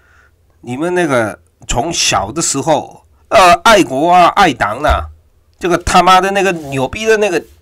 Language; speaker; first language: Chinese; non-native, fluent; Korean